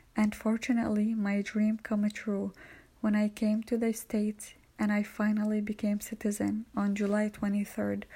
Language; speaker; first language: English; non-native, fluent; Arabic